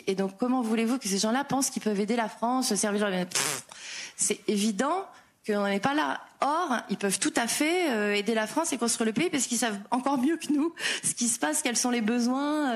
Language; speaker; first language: French; native; French